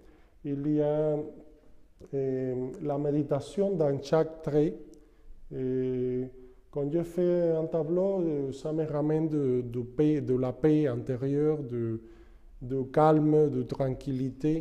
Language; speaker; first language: French; non-native, fluent; Spanish